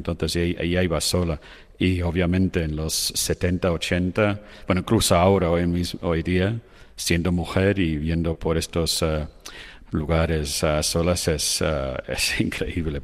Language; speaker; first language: Spanish; non-native, fluent; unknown